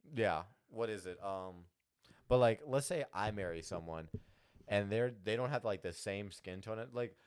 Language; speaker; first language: English; early bilingual, other home language; Hindi